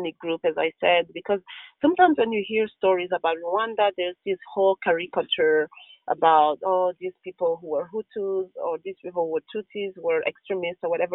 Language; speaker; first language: English; non-native, local second language; Kinyarwanda